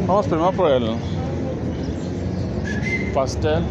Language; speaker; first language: Spanish; early bilingual, heritage; Spanish